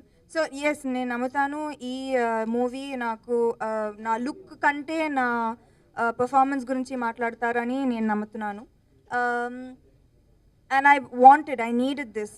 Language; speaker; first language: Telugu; non-native, local second language; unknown